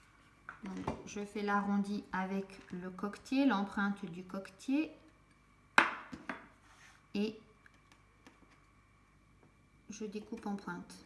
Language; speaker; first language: French; native; French